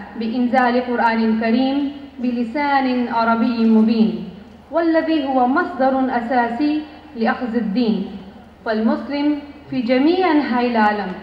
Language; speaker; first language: Arabic; non-native, fluent; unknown